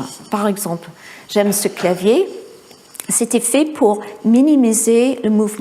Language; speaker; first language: French; non-native, fluent; English